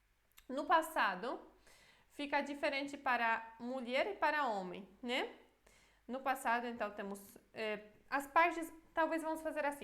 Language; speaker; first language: Portuguese; non-native, fluent; Polish